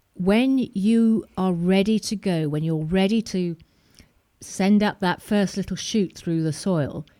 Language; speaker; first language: English; native; English